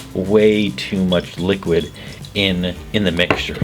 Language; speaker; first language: English; native; English